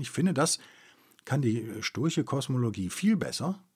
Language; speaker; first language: German; native; German